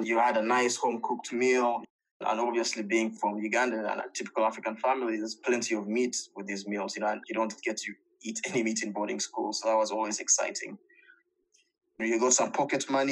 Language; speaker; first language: English; non-native, local second language; Ganda